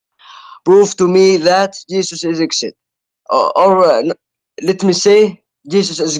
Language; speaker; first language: English; non-native, fluent; Arabic